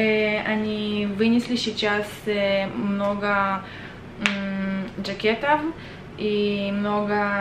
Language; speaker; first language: Russian; early bilingual, other home language; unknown